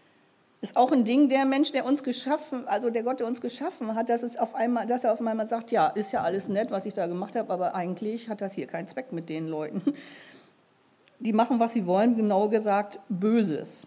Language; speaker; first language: German; native; German